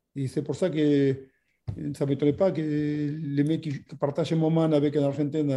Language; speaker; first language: French; non-native, fluent; Spanish